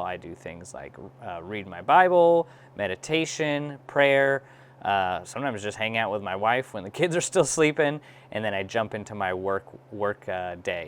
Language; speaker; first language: English; native; English